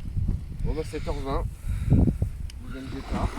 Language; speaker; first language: French; native; French